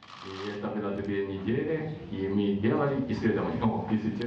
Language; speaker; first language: Russian; non-native, learner; Japanese